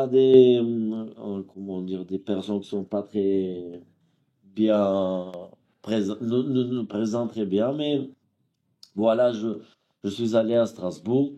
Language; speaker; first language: French; non-native, fluent; Bulgarian